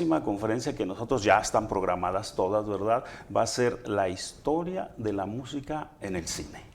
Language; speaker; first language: Spanish; native; Spanish